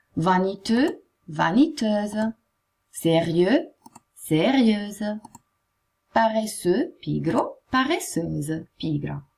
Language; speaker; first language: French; non-native, fluent; Italian